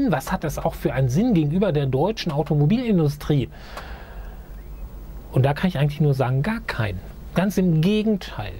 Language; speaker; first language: German; native; German